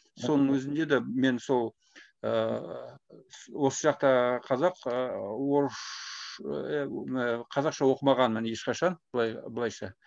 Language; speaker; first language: Kazakh; non-native, local second language; Russian